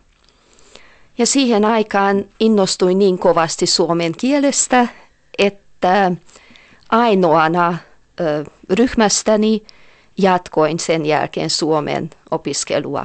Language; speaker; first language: Finnish; non-native, fluent; Hungarian